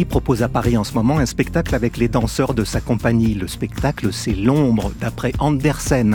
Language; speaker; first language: French; native; French